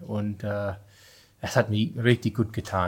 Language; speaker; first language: German; non-native, learner; English